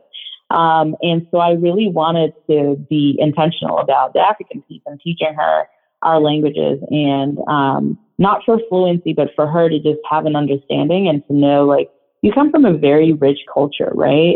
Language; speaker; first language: English; non-native, local second language; Shona